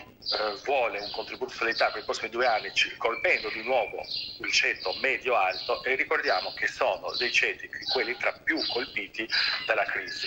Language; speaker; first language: Italian; native; Italian